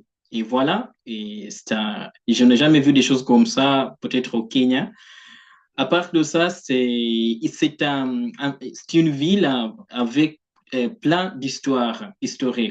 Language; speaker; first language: French; non-native, fluent; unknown